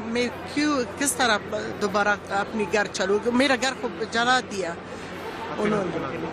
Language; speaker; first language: Hindi; non-native, learner; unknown